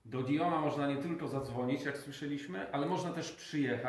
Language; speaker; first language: Polish; native; Polish